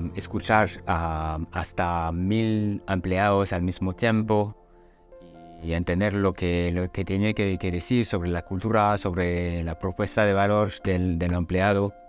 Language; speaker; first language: Spanish; non-native, fluent; French